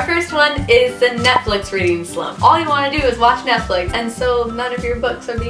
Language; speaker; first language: English; native; English